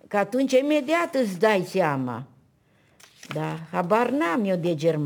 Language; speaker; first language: Romanian; native; Romanian